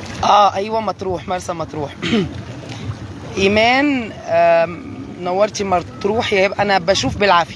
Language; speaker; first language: Arabic; native; Arabic